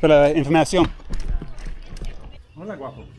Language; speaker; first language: Spanish; non-native, learner; English